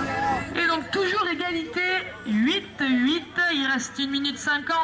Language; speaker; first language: French; native; French